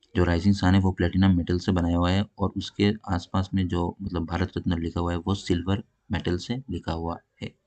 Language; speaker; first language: Hindi; non-native, local second language; Bangla